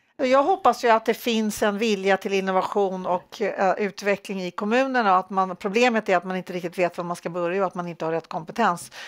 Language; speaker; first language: Swedish; native; Swedish